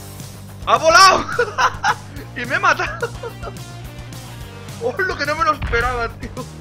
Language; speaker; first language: Spanish; native; Spanish